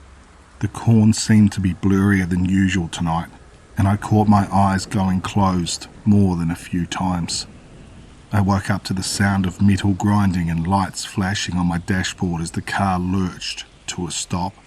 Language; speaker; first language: English; native; English